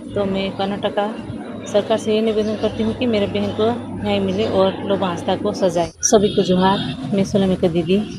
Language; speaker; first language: Hindi; non-native, local second language; Santali